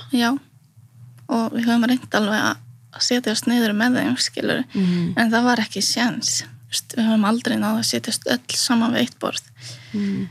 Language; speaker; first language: Icelandic; early bilingual, other home language; Polish